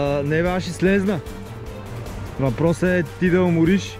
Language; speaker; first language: Bulgarian; native; Bulgarian